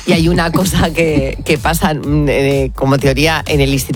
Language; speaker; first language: Spanish; native; Spanish